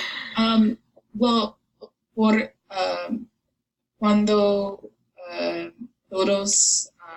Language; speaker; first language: Spanish; non-native, learner; English